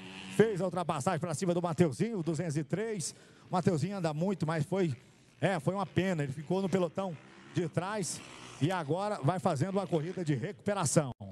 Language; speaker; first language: Portuguese; native; Portuguese